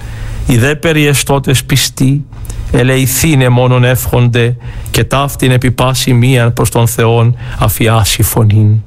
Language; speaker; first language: Greek; native; Greek